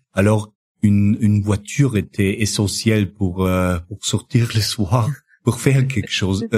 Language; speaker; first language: French; non-native, learner; German